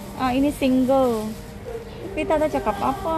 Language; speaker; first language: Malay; non-native, learner; Filipino